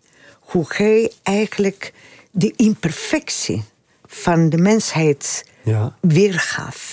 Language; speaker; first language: Dutch; non-native, fluent; Spanish